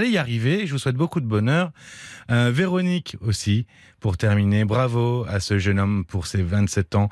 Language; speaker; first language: French; native; French